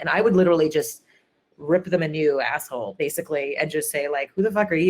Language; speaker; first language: English; native; English